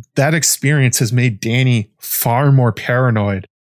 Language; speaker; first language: English; native; English